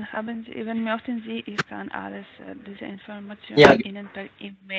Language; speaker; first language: German; non-native, learner; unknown